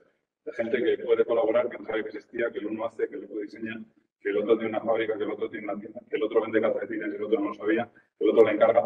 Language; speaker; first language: Spanish; native; Spanish